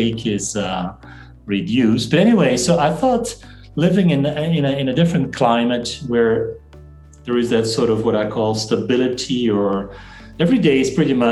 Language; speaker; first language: English; non-native, fluent; Dutch